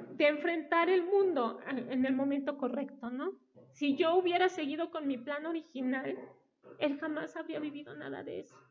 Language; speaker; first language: Spanish; native; Spanish